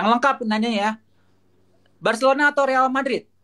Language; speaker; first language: Indonesian; native; Indonesian